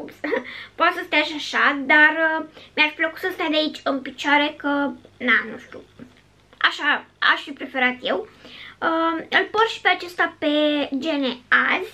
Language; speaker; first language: Romanian; native; Romanian